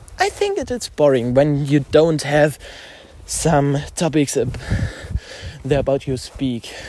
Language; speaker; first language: English; non-native, learner; German